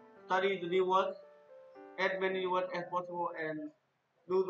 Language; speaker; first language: English; non-native, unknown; Vietnamese